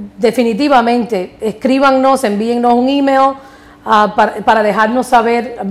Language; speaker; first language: Spanish; early bilingual, heritage; Spanish